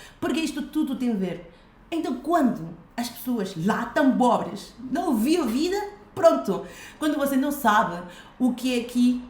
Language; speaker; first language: Portuguese; non-native, fluent; Chinese